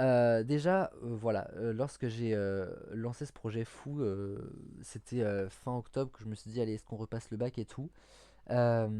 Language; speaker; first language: French; native; French